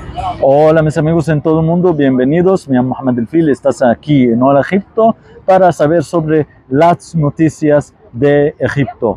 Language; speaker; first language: Spanish; non-native, fluent; Arabic